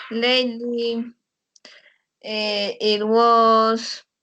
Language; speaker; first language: English; non-native, learner; Spanish